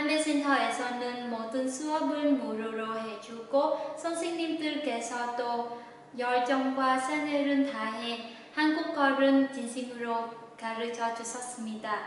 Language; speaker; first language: Korean; non-native, learner; Vietnamese